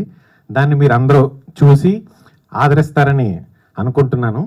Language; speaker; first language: Telugu; native; Telugu